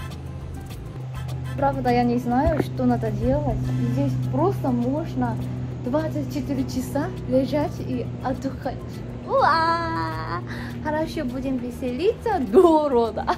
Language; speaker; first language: Russian; non-native, fluent; Korean